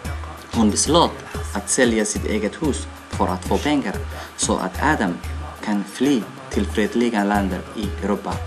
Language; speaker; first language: Swedish; non-native, learner; Somali